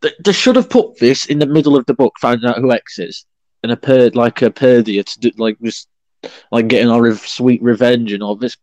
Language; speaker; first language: English; native; English